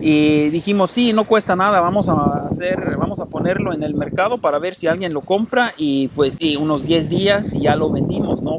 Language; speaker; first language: Spanish; non-native, fluent; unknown